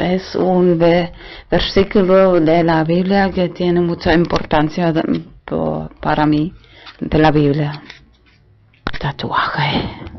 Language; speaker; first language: Spanish; non-native, fluent; German